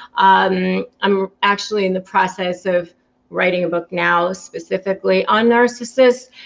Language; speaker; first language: English; native; English